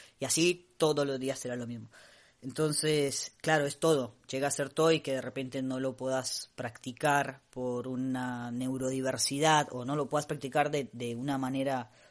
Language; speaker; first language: Spanish; native; Spanish